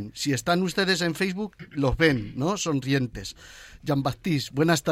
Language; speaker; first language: Spanish; native; Spanish